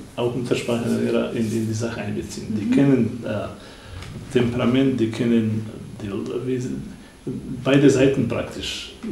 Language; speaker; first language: German; non-native, fluent; Bosnian